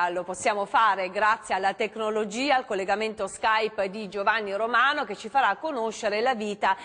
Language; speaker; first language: Italian; native; Italian